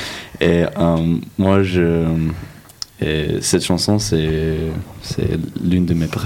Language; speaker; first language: French; non-native, fluent; English